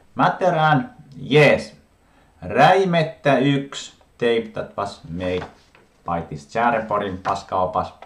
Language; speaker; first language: English; non-native, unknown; Finnish